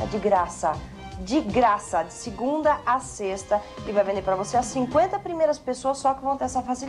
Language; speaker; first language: Portuguese; native; Portuguese